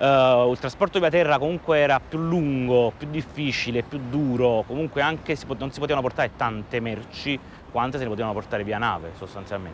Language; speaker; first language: Italian; native; Italian